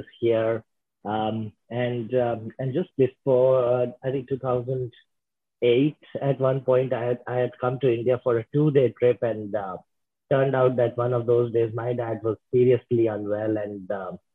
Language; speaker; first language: English; non-native, local second language; Hindi